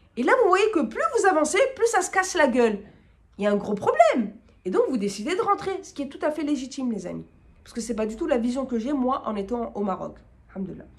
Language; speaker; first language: French; native; French